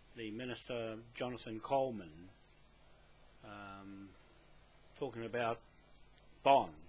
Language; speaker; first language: English; native; English